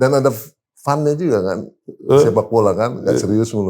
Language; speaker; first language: Indonesian; native; Indonesian